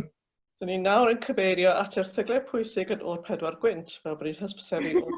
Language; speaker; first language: Welsh; native; Welsh